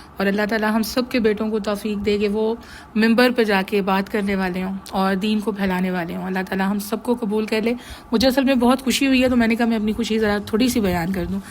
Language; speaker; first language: Urdu; native; Urdu